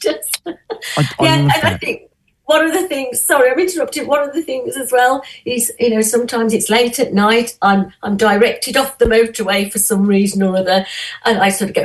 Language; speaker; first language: English; native; English